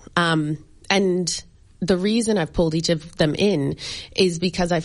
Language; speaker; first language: English; native; English